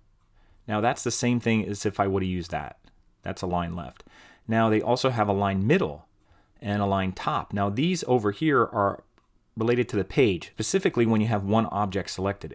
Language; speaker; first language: English; native; English